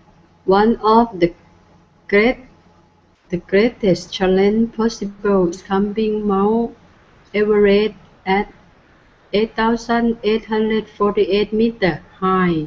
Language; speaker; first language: English; non-native, learner; Thai